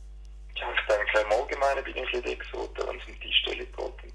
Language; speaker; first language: German; native; German